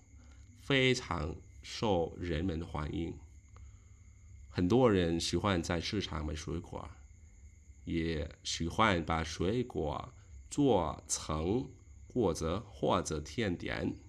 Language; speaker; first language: Chinese; non-native, learner; Khmer